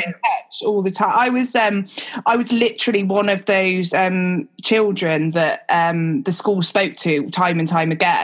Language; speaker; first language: English; native; English